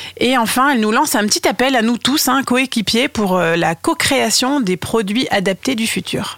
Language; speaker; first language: French; native; French